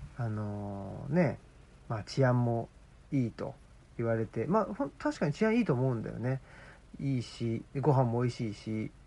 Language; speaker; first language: Japanese; native; Japanese